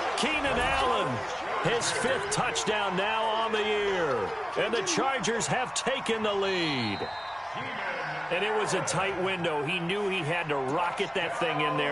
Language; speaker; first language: English; native; English